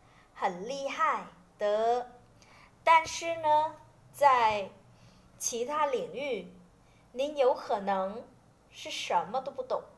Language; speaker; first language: Chinese; non-native, fluent; Vietnamese